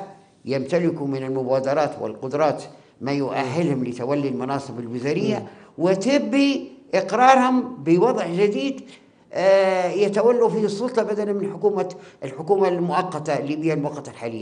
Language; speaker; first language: Arabic; native; Arabic